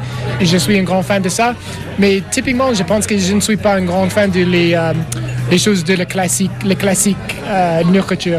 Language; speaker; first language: French; non-native, learner; English